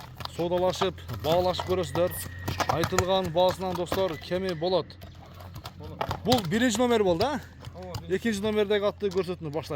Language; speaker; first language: Kyrgyz; native; Kyrgyz